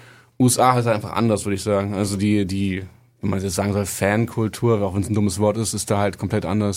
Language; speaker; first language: German; native; German